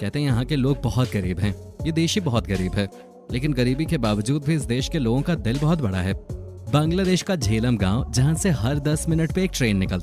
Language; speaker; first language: Hindi; native; Hindi